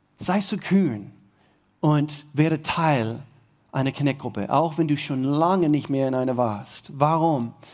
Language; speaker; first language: German; non-native, fluent; English